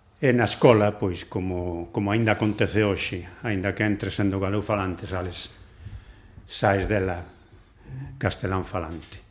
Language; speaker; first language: Galician; non-native, local second language; Spanish